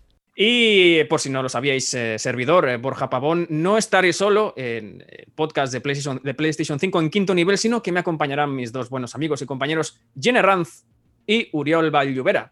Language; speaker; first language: Spanish; native; Spanish